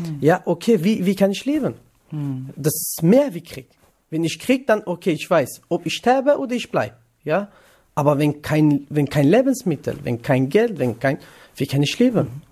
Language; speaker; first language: German; non-native, learner; Kurdish